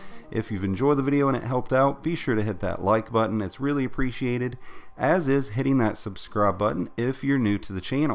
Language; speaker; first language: English; native; English